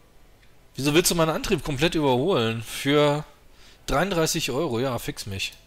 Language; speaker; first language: German; native; German